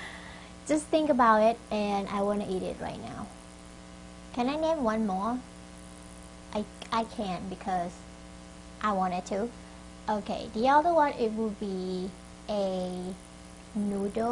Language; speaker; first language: English; non-native, fluent; Thai